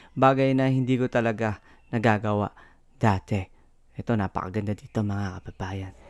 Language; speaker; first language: Filipino; native; Filipino